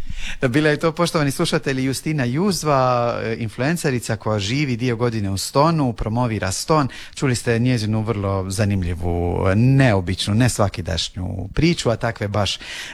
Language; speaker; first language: Serbian; native; Serbian